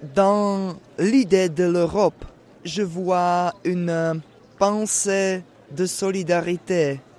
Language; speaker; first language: French; non-native, fluent; Czech